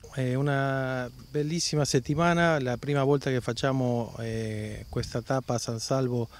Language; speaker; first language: Italian; early bilingual, heritage; Italian